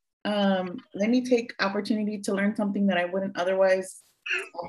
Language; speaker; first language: English; early bilingual, other home language; Spanish